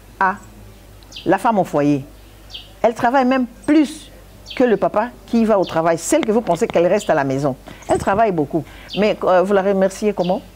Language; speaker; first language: French; non-native, local second language; Lingala